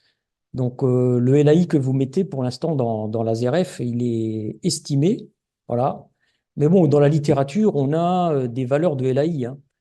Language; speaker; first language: French; native; French